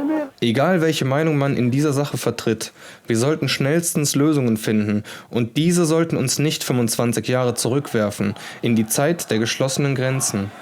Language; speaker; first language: German; native; German